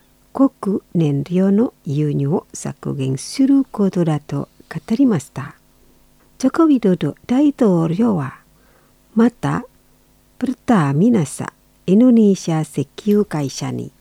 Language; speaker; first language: Japanese; non-native, fluent; Indonesian